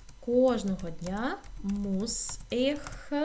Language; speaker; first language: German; non-native, fluent; Ukrainian